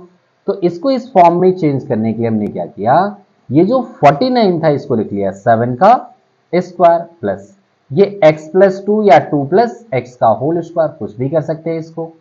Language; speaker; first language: Hindi; native; Hindi